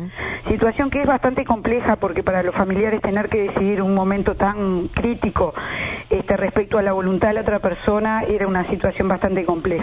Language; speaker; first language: Spanish; native; Spanish